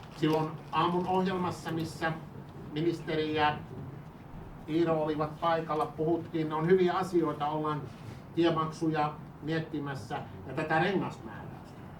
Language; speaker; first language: Finnish; native; Finnish